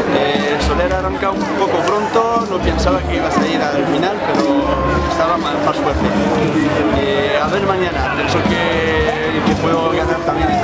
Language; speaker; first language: Spanish; non-native, learner; French